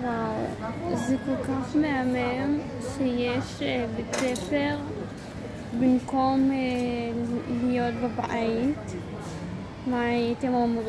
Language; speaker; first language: Hebrew; early bilingual, other home language; Russian